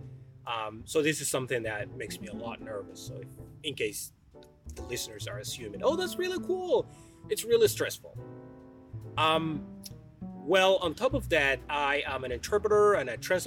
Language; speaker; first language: English; non-native, fluent; Somali